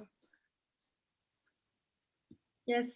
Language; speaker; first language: English; non-native, learner; French